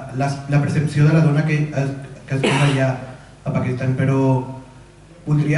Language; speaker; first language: Catalan; early bilingual, other home language; Urdu